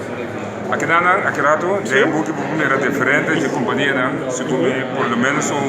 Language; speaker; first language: Portuguese; non-native, learner; Papiamento